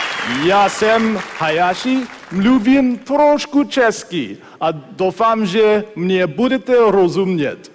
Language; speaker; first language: Czech; non-native, learner; English